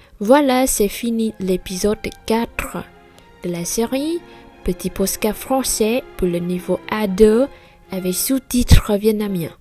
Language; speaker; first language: French; non-native, fluent; Vietnamese